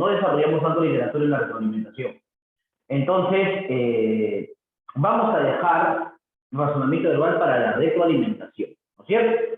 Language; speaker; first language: Spanish; native; Spanish